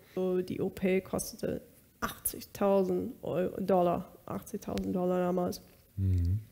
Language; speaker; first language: German; non-native, fluent; English